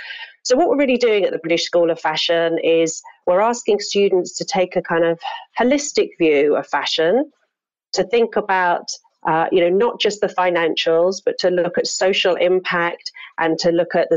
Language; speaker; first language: English; native; English